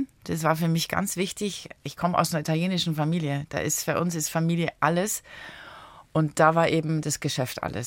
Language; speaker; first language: German; early bilingual, other home language; Italian